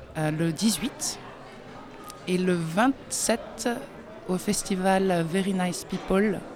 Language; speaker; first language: French; native; French